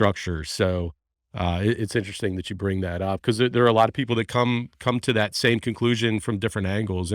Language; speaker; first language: English; native; English